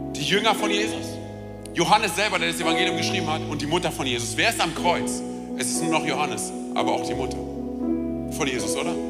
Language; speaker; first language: German; early bilingual, other home language; Romanian